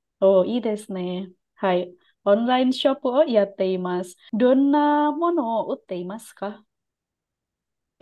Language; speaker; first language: Japanese; non-native, fluent; Indonesian